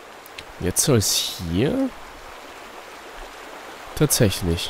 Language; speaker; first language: German; native; German